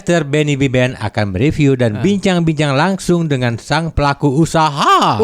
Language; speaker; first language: Indonesian; native; Indonesian